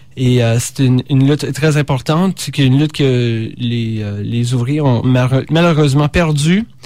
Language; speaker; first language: French; native; French